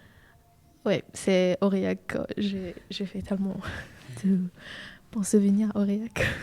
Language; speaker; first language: French; non-native, fluent; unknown